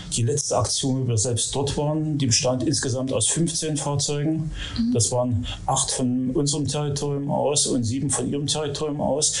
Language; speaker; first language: German; native; German